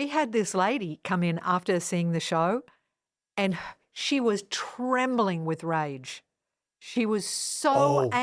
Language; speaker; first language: English; non-native, fluent; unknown